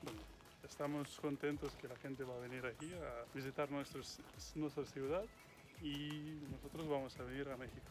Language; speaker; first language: Spanish; non-native, fluent; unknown